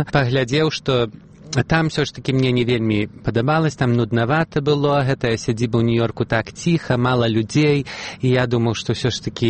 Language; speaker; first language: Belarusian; early bilingual, heritage; Belarusian